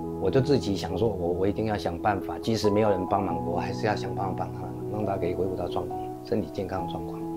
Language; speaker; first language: Chinese; native; Chinese